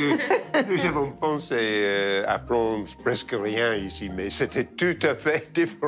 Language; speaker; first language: French; non-native, learner; English